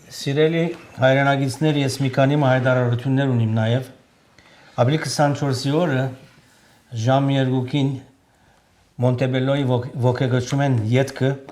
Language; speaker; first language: Armenian; native; Armenian